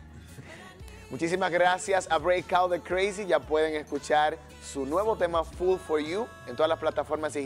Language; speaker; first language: Spanish; native; Spanish